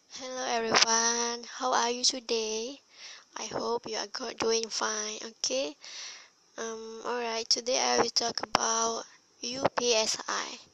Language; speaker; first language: English; non-native, learner; Malay